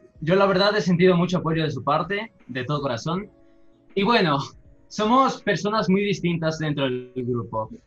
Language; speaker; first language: Spanish; native; Spanish